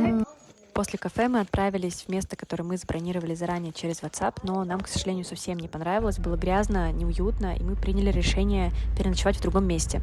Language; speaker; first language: Russian; native; Russian